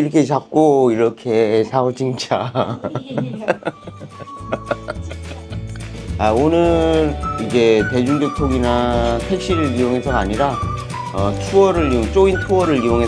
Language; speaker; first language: Korean; native; Korean